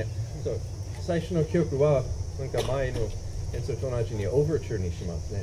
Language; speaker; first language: Japanese; non-native, fluent; English